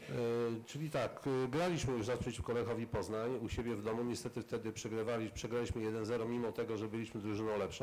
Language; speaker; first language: Polish; native; Polish